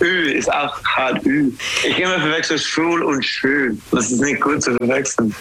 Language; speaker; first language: German; non-native, learner; English